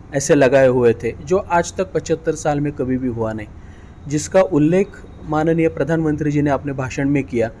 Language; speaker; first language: Hindi; non-native, local second language; Marathi